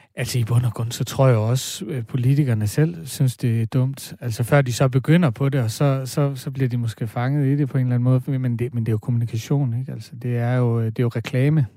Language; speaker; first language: Danish; native; Danish